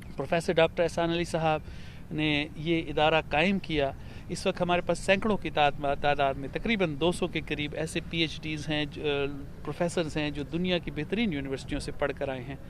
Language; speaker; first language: Urdu; non-native, local second language; Pashto